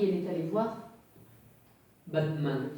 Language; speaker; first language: French; native; French